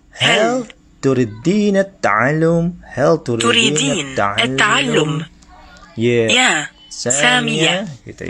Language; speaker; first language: Arabic; non-native, learner; Indonesian